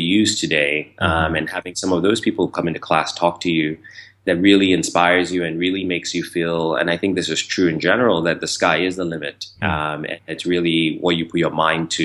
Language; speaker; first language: English; non-native, local second language; Yoruba